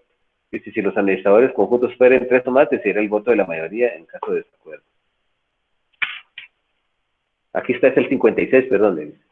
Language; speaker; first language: Spanish; native; Spanish